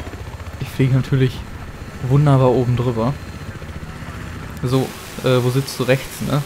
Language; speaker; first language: German; native; German